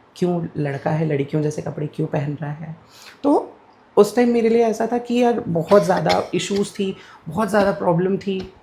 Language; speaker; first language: Hindi; non-native, local second language; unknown